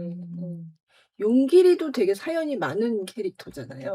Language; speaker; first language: Korean; native; Korean